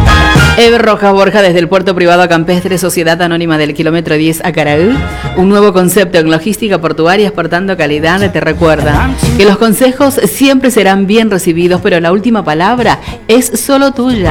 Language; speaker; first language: Spanish; native; Spanish